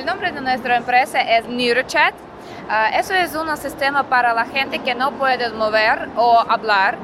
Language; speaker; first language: Spanish; non-native, learner; Russian